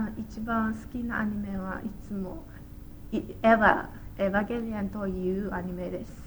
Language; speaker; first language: Japanese; non-native, learner; Chinese